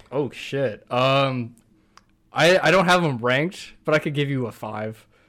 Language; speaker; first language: English; native; English